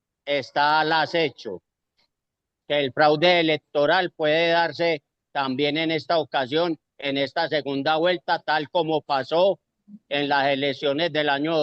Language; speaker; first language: Spanish; native; Spanish